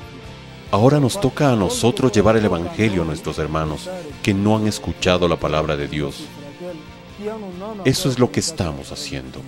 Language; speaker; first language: Spanish; non-native, fluent; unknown